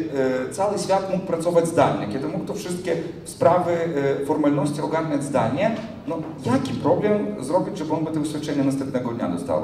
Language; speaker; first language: Polish; non-native, fluent; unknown